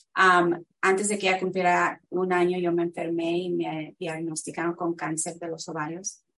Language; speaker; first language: Spanish; early bilingual, heritage; Spanish